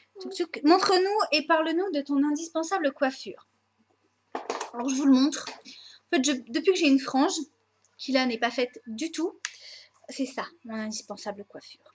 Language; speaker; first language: French; native; French